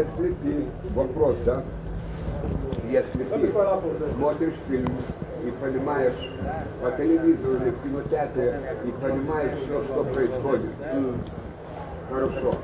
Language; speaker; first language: Russian; non-native, fluent; Lithuanian